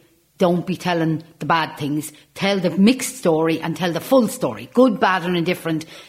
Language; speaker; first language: English; native; English